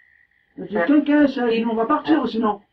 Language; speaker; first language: French; native; French